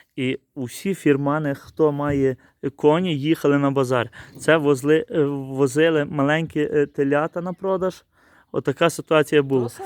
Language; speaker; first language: Ukrainian; native; Ukrainian